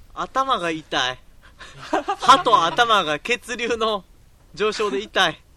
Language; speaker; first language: Japanese; native; Japanese